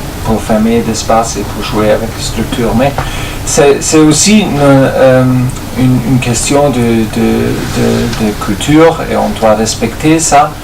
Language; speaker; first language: French; non-native, fluent; German